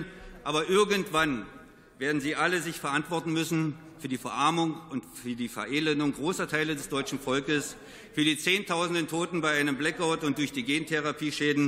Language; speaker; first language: German; native; German